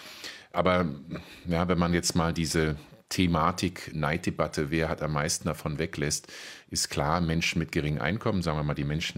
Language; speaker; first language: German; native; German